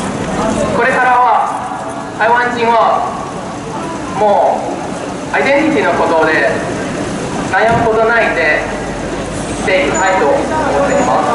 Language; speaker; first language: Japanese; non-native, learner; Chinese